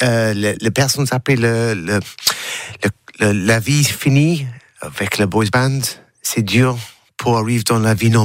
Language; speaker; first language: French; non-native, learner; English